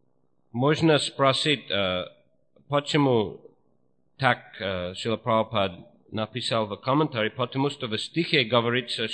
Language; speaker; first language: Russian; non-native, fluent; English